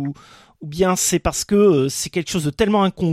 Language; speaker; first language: French; native; French